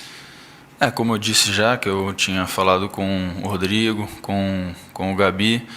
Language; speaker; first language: Portuguese; early bilingual, heritage; Portuguese